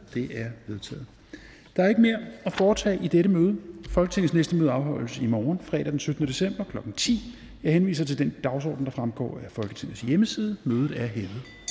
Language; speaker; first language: Danish; native; Danish